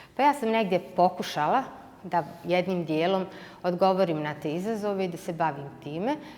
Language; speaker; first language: Bosnian; native; Bosnian